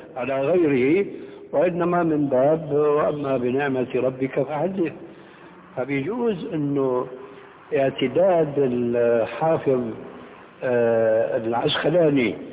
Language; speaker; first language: Arabic; early bilingual, other home language; Albanian